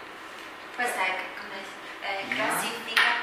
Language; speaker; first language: Italian; non-native, fluent; Chinese